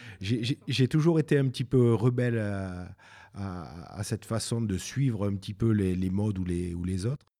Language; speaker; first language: French; native; French